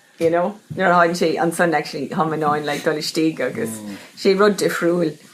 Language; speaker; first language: Irish; non-native, local second language; English